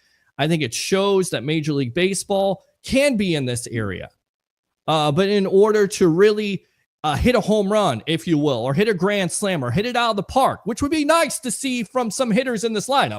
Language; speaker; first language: English; native; English